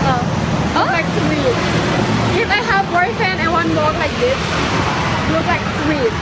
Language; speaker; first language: English; non-native, learner; Thai